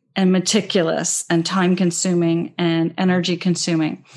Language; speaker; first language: English; native; English